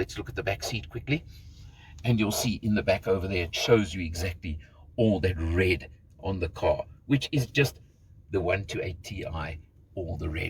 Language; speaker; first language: English; native; English